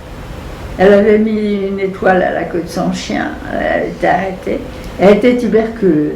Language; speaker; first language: French; native; French